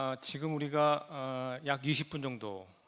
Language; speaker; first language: Korean; native; Korean